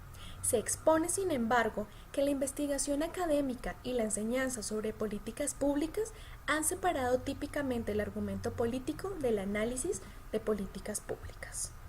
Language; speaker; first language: Spanish; native; Spanish